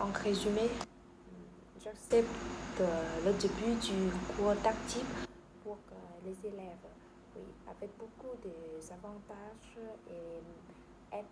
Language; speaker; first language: French; non-native, learner; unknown